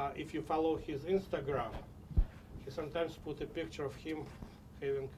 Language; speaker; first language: English; non-native, fluent; Russian